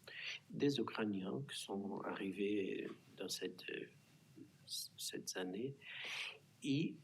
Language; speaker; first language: French; non-native, fluent; Portuguese